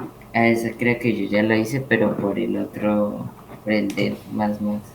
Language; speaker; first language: Spanish; native; Spanish